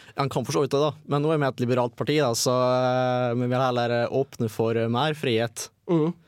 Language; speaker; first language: Norwegian; native; Norwegian